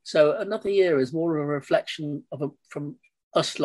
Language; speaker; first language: English; native; English